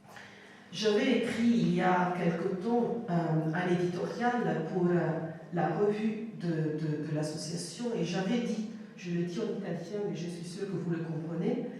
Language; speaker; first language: French; non-native, fluent; Italian